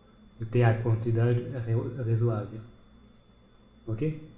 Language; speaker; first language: Portuguese; non-native, fluent; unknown